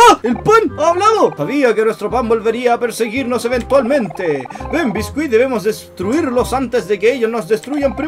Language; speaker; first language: Spanish; native; Spanish